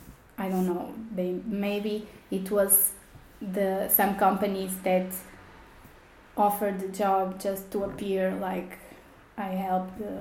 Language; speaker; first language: English; non-native, fluent; Portuguese